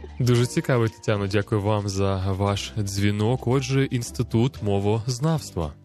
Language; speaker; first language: Ukrainian; non-native, local second language; Russian